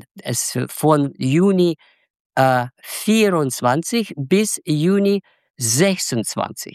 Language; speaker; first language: German; non-native, learner; Russian